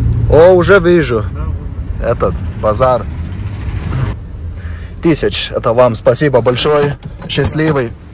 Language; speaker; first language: Russian; non-native, learner; Lithuanian